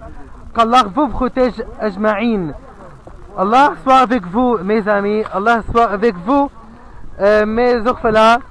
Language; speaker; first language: French; non-native, fluent; Arabic